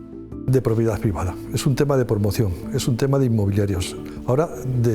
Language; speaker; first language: Spanish; native; Spanish